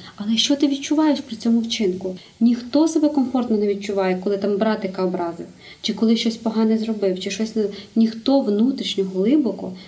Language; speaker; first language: Ukrainian; native; Ukrainian